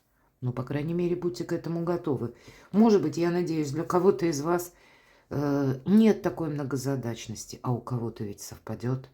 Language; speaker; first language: Russian; native; Russian